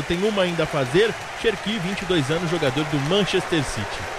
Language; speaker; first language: Portuguese; native; Portuguese